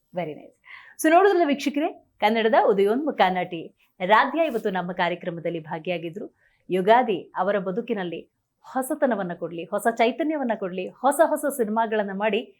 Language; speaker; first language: Kannada; native; Kannada